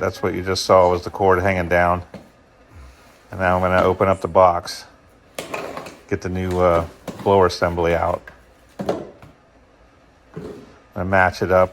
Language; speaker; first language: English; native; English